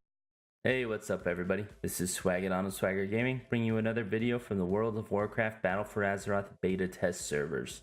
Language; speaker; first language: English; native; English